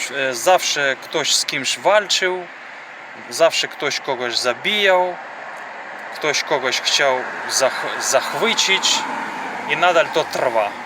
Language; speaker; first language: Polish; non-native, fluent; Ukrainian